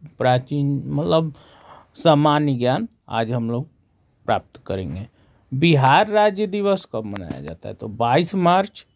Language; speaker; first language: Hindi; native; Hindi